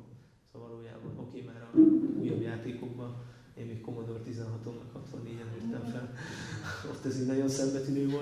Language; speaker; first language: Hungarian; native; Hungarian